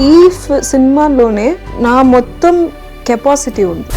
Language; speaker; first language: Telugu; non-native, fluent; Kannada